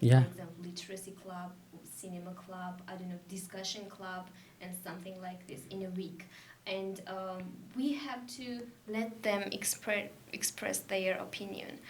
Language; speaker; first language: English; non-native, learner; Georgian